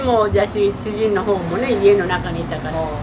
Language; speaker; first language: Japanese; native; Japanese